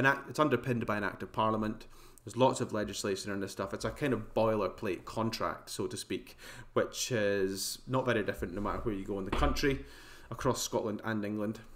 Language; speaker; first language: English; native; English